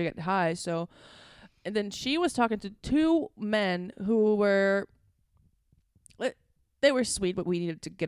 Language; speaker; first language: English; non-native, fluent; Latvian